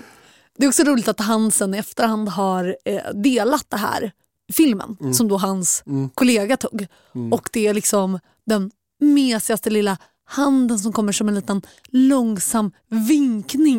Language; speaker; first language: Swedish; native; Swedish